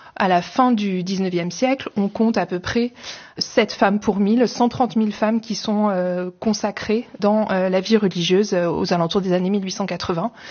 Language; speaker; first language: French; native; French